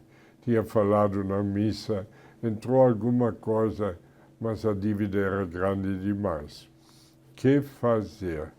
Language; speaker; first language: Portuguese; non-native, fluent; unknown